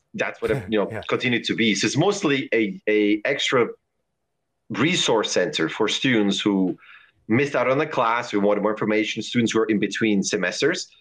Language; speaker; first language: English; non-native, fluent; German